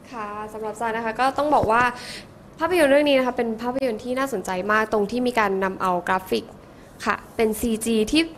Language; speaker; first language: Thai; native; Thai